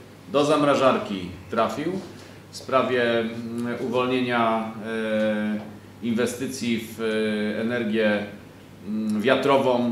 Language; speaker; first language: Polish; native; Polish